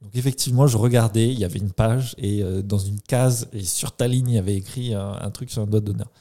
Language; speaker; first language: French; native; French